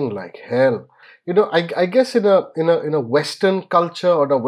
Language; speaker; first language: English; non-native, local second language; Bangla